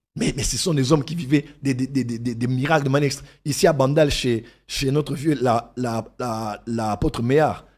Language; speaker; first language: French; non-native, local second language; Lingala